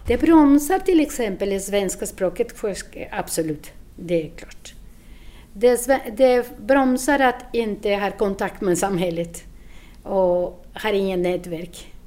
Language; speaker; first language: Swedish; non-native, fluent; Spanish